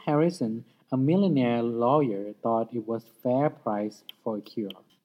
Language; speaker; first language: English; non-native, fluent; Thai